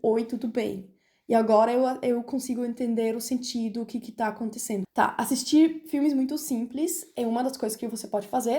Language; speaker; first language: Portuguese; non-native, fluent; German